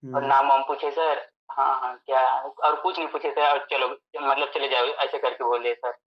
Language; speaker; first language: Hindi; native; Hindi